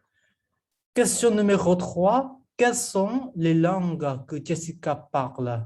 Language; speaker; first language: French; non-native, fluent; Khmer